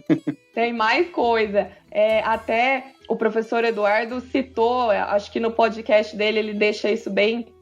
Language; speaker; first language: Portuguese; native; Portuguese